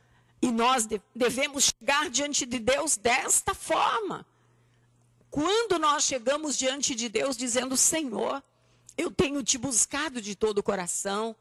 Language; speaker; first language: Portuguese; native; Portuguese